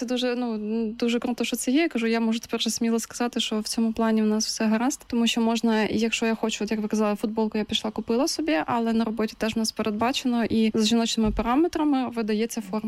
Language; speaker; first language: Ukrainian; native; Ukrainian